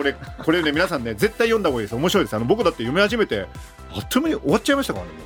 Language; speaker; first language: Japanese; native; Japanese